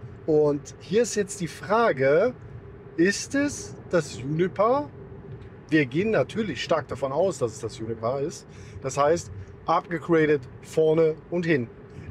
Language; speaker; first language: German; native; German